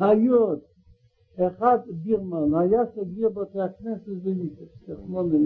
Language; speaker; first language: Hebrew; non-native, learner; Russian